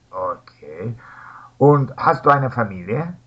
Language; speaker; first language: German; non-native, fluent; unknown